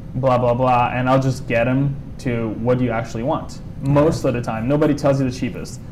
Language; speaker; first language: English; non-native, fluent; Italian